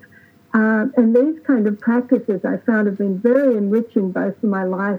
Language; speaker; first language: English; native; English